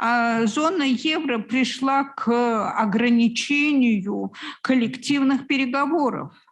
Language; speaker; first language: Russian; native; Russian